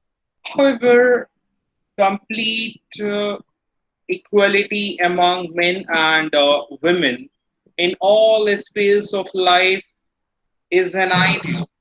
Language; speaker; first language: English; non-native, local second language; Hindi